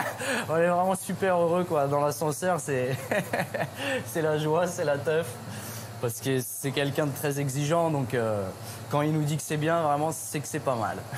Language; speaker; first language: French; native; French